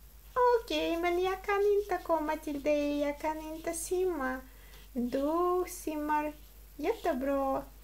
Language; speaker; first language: Swedish; non-native, learner; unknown